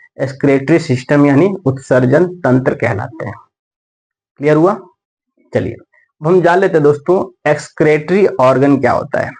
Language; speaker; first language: Hindi; native; Hindi